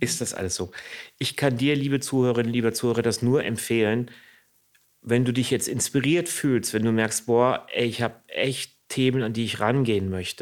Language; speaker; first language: German; native; German